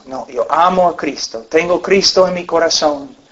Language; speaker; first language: Spanish; non-native, fluent; English